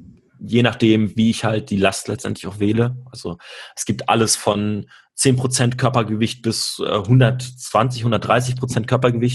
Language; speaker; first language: German; native; German